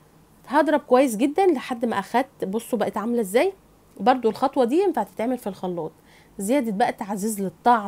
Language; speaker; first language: Arabic; native; Arabic